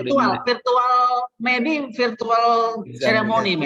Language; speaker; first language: English; non-native, learner; Indonesian